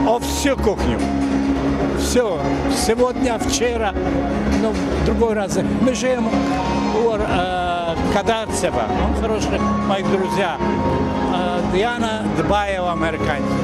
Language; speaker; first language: Russian; non-native, learner; English